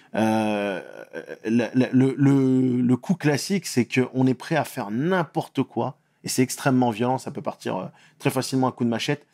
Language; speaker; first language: French; native; French